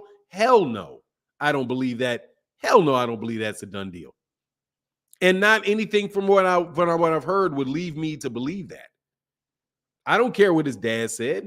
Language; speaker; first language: English; native; English